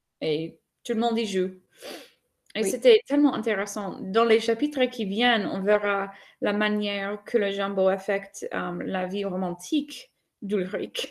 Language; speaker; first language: French; non-native, fluent; English